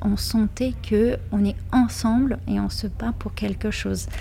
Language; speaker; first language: French; non-native, fluent; Lithuanian